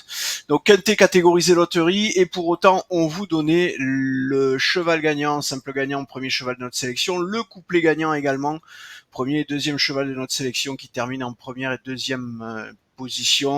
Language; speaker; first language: French; native; French